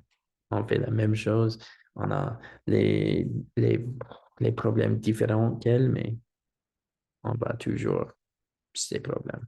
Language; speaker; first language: French; non-native, learner; English